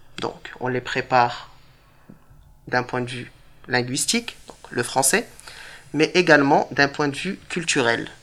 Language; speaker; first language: French; early bilingual, other home language; Arabic